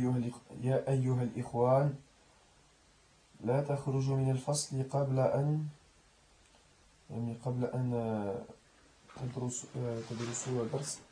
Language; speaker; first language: Arabic; non-native, learner; French